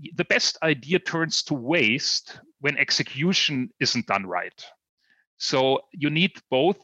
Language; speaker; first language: English; non-native, fluent; German